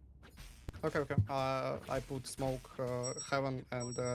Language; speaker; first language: English; non-native, learner; Russian